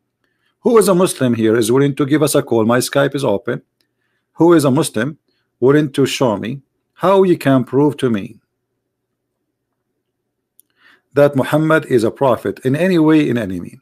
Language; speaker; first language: English; non-native, fluent; Arabic